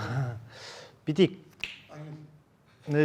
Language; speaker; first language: Kazakh; native; Kazakh